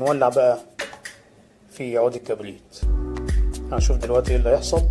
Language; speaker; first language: Arabic; native; Arabic